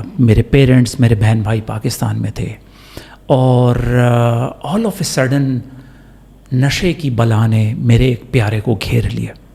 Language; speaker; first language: Urdu; non-native, local second language; Pashto